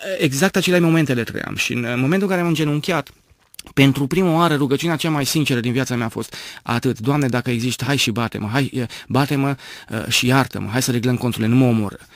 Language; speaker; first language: Romanian; native; Romanian